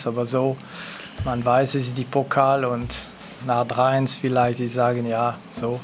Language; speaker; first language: German; non-native, local second language; French